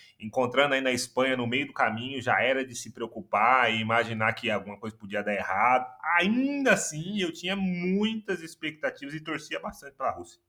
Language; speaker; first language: Portuguese; native; Portuguese